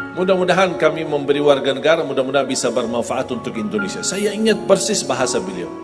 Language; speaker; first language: Indonesian; non-native, fluent; Arabic